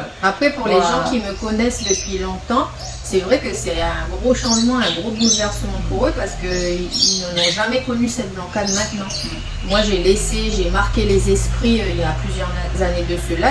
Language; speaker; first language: French; native; French